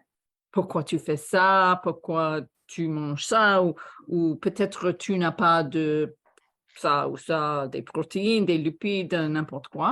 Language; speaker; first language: French; non-native, fluent; English